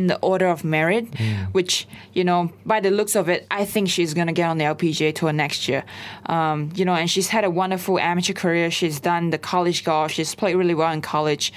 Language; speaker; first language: English; non-native, local second language; Chinese